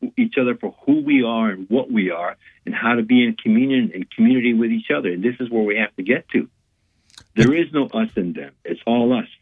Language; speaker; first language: English; non-native, fluent; Spanish